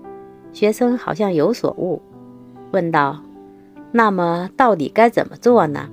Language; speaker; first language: Chinese; native; Chinese